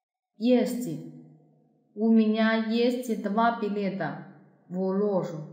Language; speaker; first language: Russian; non-native, fluent; Chinese